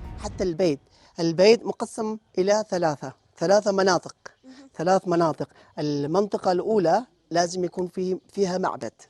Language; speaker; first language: Arabic; non-native, fluent; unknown